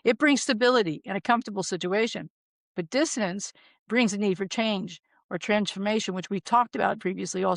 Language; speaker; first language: English; native; English